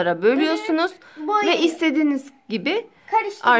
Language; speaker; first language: Turkish; native; Turkish